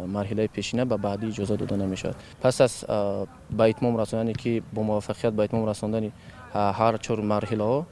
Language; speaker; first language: Tajik; native; Tajik